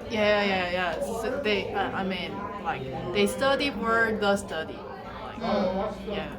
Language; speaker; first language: English; non-native, learner; Korean